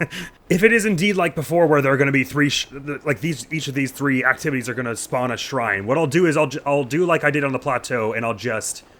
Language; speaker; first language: English; native; English